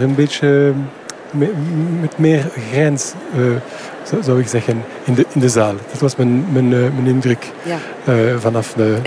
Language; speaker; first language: Dutch; non-native, fluent; French